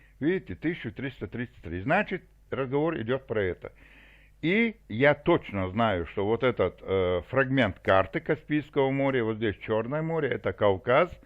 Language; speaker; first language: Russian; non-native, local second language; Chechen